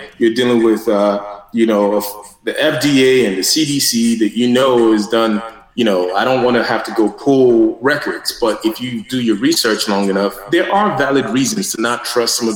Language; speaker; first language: English; non-native, local second language; Yoruba